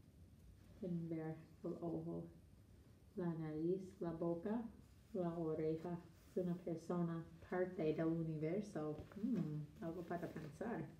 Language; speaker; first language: Spanish; non-native, fluent; English